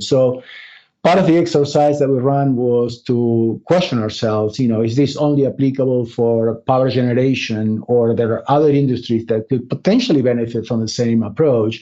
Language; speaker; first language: English; non-native, fluent; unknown